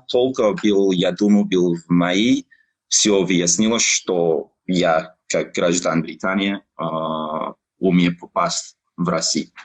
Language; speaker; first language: Russian; non-native, learner; English